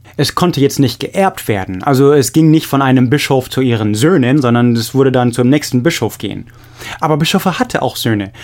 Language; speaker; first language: German; non-native, fluent; English